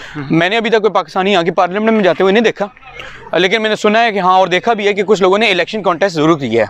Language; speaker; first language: Urdu; non-native, local second language; Punjabi